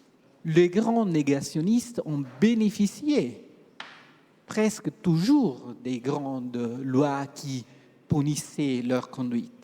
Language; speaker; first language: French; non-native, fluent; Italian